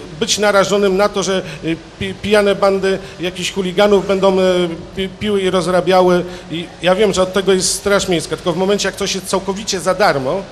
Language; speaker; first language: Polish; native; Polish